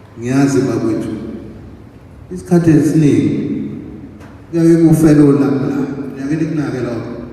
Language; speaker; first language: Zulu; native; Zulu